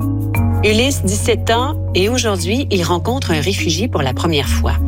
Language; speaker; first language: French; native; French